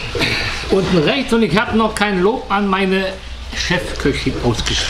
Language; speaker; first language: German; native; German